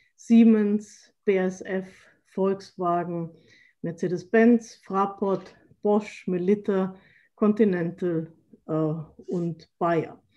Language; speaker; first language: German; native; German